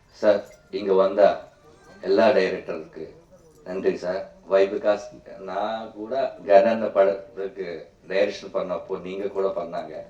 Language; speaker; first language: Tamil; non-native, learner; Telugu